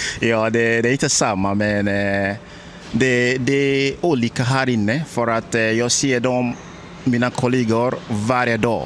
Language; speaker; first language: Swedish; non-native, learner; Igbo